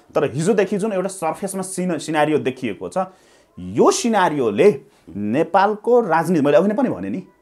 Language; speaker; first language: Nepali; non-native, local second language; Maithili